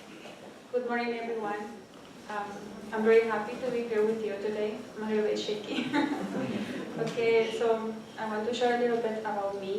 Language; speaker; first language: English; non-native, fluent; Spanish